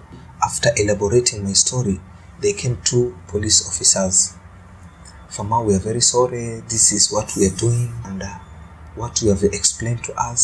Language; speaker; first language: English; non-native, local second language; Swahili